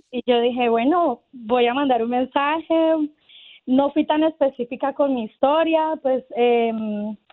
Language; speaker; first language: Spanish; native; Spanish